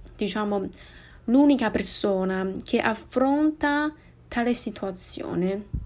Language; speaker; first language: Italian; non-native, fluent; Chinese